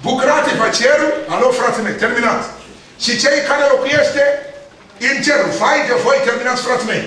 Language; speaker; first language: Romanian; non-native, learner; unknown